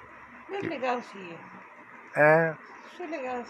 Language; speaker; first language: Portuguese; non-native, fluent; Spanish